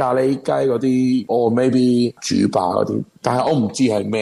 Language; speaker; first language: Cantonese; non-native, learner; Spanish